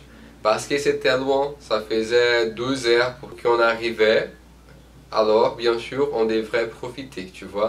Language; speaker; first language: French; non-native, fluent; Portuguese